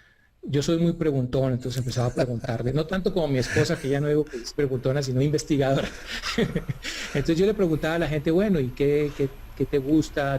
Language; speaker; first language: Spanish; native; Spanish